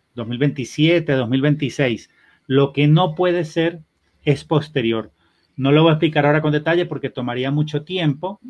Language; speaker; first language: Spanish; native; Spanish